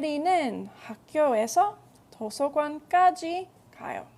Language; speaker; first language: Korean; non-native, fluent; English